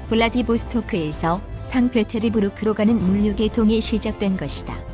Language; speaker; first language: Korean; native; Korean